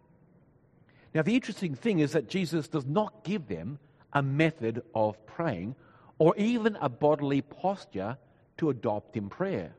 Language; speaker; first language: English; native; English